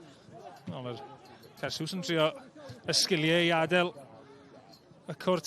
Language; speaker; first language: Welsh; native; Welsh